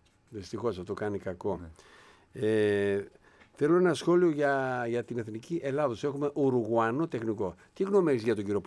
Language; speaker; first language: Greek; native; Greek